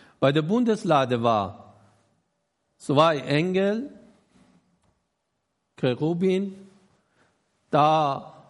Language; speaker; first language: German; non-native, learner; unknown